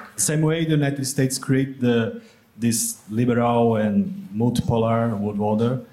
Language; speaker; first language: English; non-native, fluent; Portuguese